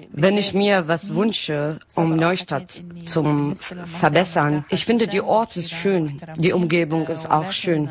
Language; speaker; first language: German; non-native, learner; Arabic